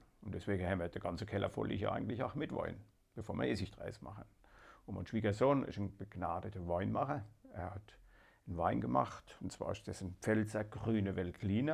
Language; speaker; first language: German; native; German